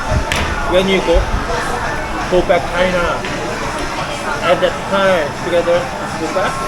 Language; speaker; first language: English; non-native, learner; Korean